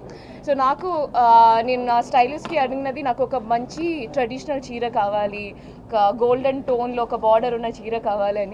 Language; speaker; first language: Telugu; non-native, fluent; Hindi